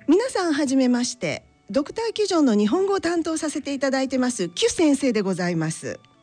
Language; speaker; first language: Japanese; native; Japanese